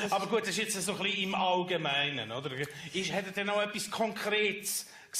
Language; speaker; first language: German; native; German